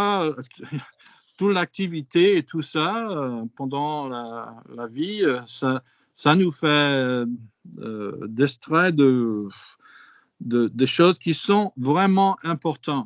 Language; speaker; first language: French; non-native, fluent; English